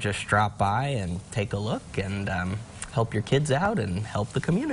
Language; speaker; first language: English; native; English